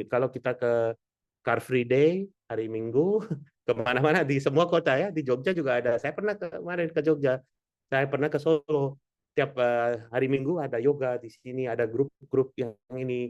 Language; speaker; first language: Indonesian; non-native, fluent; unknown